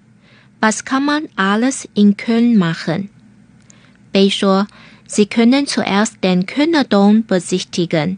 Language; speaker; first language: German; non-native, fluent; Chinese